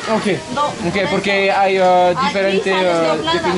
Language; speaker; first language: Spanish; non-native, learner; French